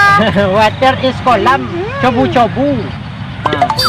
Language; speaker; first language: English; non-native, learner; Minangkabau